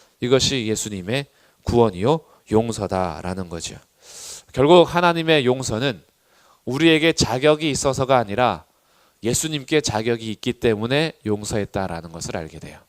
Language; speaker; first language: Korean; native; Korean